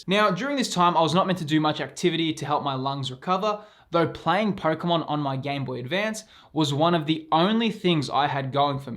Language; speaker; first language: English; native; English